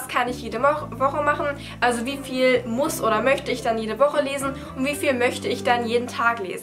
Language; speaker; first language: German; native; German